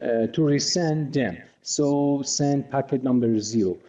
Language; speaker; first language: English; non-native, fluent; Persian